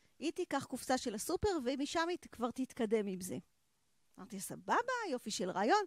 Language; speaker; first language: Hebrew; native; Hebrew